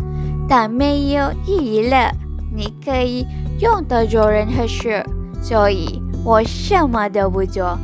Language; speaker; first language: Chinese; non-native, learner; Malay